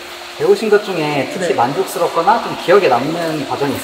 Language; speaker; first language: Korean; native; Korean